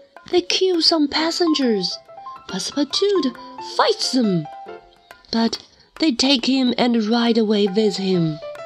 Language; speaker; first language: English; non-native, fluent; Chinese